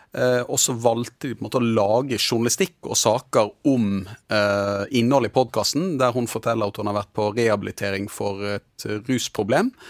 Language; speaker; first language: Norwegian; native; Norwegian